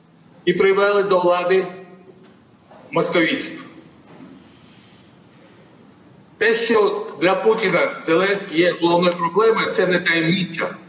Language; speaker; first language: Ukrainian; non-native, fluent; Georgian